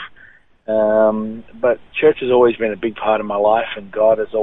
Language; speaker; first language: English; native; English